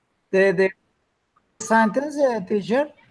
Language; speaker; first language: English; non-native, learner; Spanish